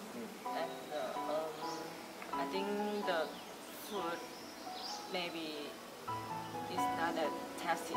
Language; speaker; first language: English; non-native, learner; Chinese